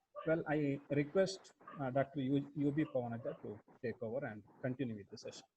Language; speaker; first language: English; non-native, local second language; Kannada